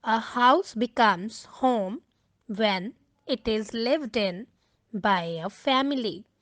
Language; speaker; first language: English; non-native, local second language; Punjabi